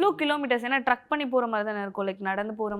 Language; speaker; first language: Tamil; native; Tamil